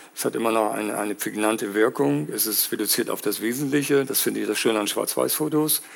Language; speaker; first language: German; native; German